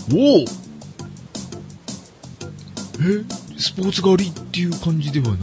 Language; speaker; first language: Japanese; native; Japanese